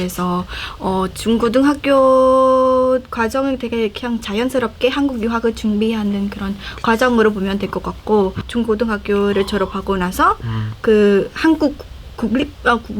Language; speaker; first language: Korean; non-native, fluent; Khmer